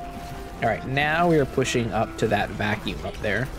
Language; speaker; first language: English; native; English